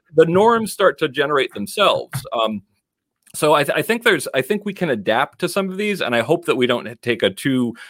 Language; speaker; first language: English; native; English